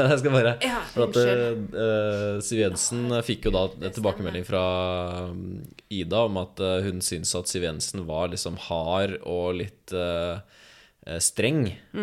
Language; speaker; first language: Norwegian; native; Norwegian